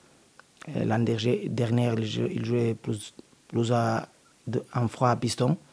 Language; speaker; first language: French; non-native, learner; Portuguese